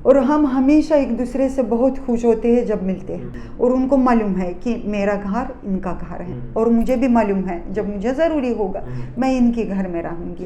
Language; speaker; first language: Hindi; non-native, fluent; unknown